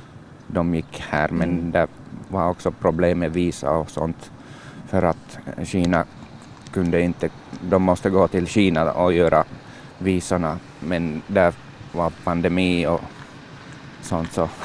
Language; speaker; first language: Swedish; non-native, learner; Finnish